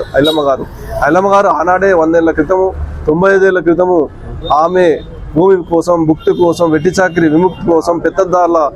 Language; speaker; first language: Telugu; native; Telugu